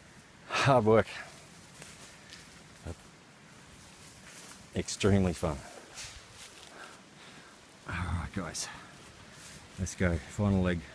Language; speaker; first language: English; native; English